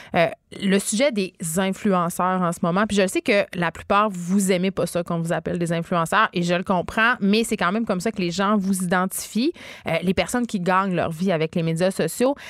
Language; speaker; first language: French; native; French